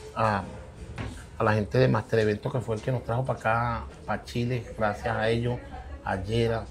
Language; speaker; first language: Spanish; native; Spanish